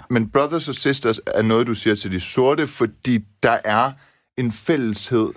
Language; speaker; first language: Danish; early bilingual, other home language; Persian